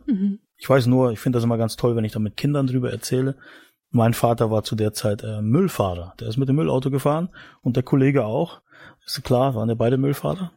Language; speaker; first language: German; native; German